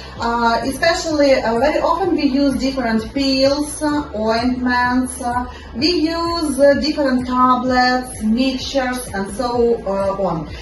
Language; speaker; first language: English; non-native, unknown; Ukrainian